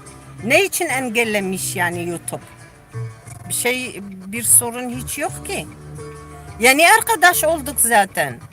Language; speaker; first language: Turkish; non-native, local second language; Kurdish